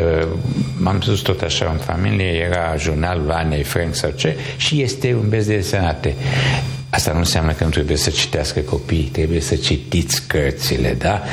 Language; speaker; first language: Romanian; non-native, local second language; Hungarian